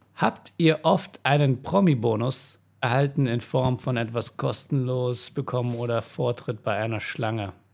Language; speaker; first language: German; early bilingual, other home language; Persian